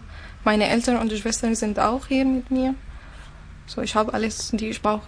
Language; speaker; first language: German; non-native, learner; Arabic